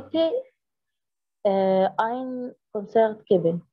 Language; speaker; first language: German; non-native, learner; Arabic